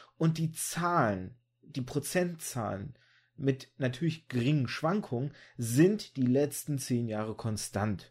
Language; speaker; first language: German; early bilingual, other home language; Russian